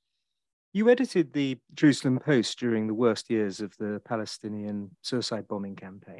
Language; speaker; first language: English; native; English